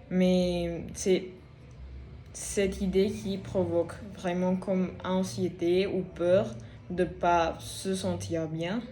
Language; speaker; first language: French; non-native, fluent; Spanish